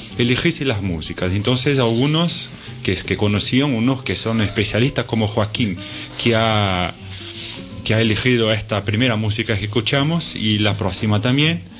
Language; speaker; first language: Spanish; non-native, fluent; Portuguese